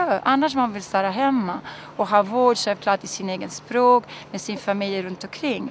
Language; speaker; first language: Swedish; non-native, fluent; Italian